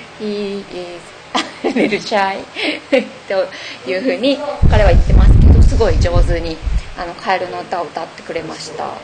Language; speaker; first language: Japanese; native; Japanese